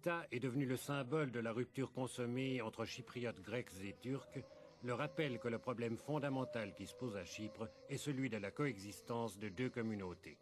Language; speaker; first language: French; native; French